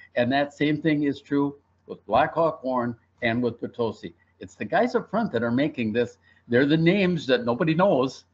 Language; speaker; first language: English; native; English